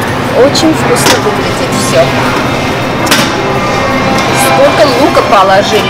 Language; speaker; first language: Russian; non-native, fluent; Armenian